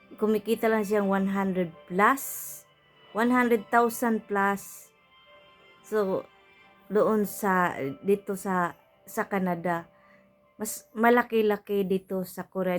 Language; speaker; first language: Filipino; native; Filipino